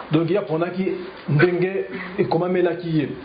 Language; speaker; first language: Russian; non-native, learner; French